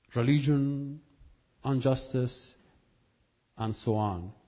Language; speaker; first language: English; non-native, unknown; Kurdish